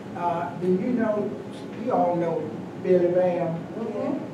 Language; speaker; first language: English; native; English